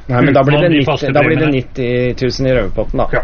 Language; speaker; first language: Norwegian; native; Norwegian